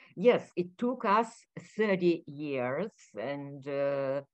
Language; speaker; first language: English; non-native, fluent; Ukrainian